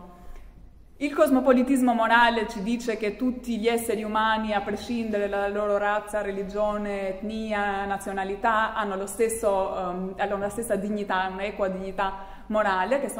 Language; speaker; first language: Italian; non-native, fluent; Albanian